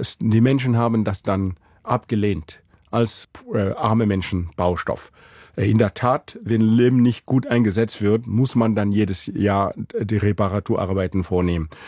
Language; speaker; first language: German; non-native, fluent; Mossi